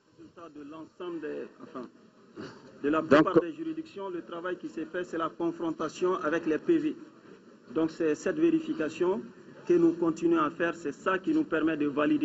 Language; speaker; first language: French; non-native, local second language; Bambara